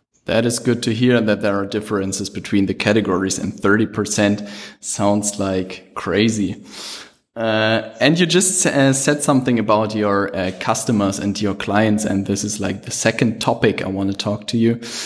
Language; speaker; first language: English; non-native, fluent; German